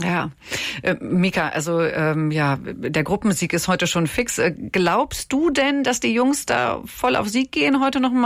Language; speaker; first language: German; native; German